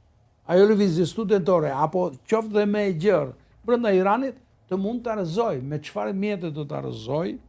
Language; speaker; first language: Albanian; native; Albanian